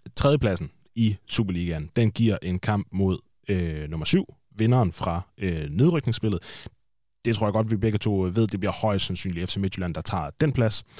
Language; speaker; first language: Danish; native; Danish